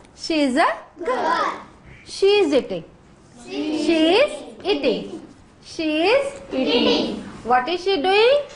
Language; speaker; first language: English; non-native, fluent; Gujarati